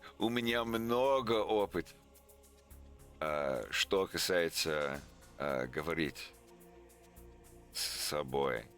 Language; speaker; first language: Russian; non-native, learner; English